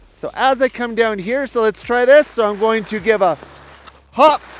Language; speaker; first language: English; native; English